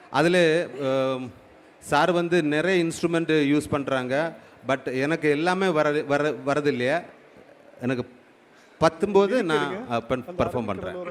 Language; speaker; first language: Tamil; non-native, learner; Malayalam